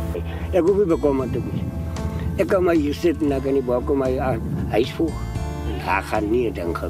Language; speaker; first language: Dutch; non-native, learner; Afrikaans